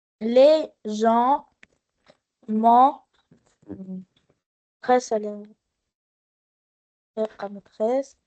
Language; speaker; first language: French; non-native, local second language; Arabic